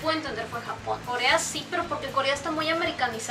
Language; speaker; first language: Spanish; native; Spanish